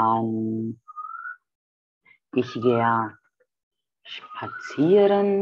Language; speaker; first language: German; non-native, fluent; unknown